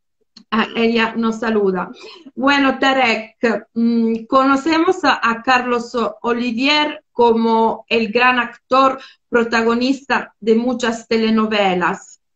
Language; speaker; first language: Spanish; non-native, fluent; Italian